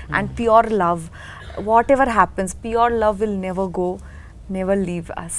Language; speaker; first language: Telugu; non-native, learner; Bangla